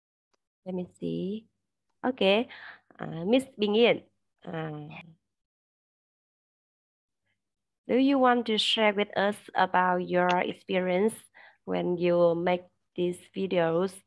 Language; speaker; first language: English; non-native, learner; Vietnamese